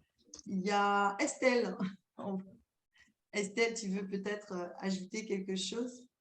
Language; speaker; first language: French; native; French